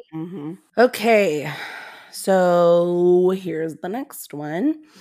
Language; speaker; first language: English; native; English